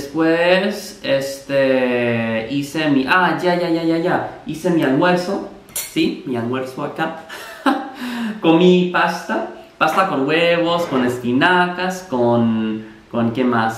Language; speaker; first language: Spanish; non-native, fluent; English